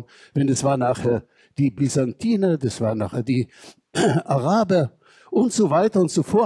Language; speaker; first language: German; non-native, fluent; Hebrew